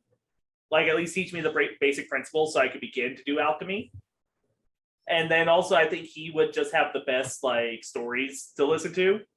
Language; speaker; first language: English; native; English